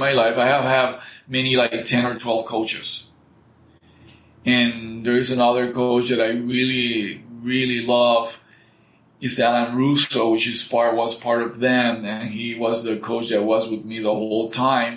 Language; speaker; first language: English; non-native, fluent; Spanish